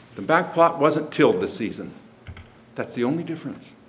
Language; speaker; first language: English; native; English